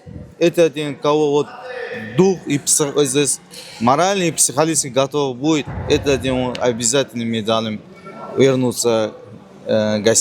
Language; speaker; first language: Russian; non-native, learner; Uzbek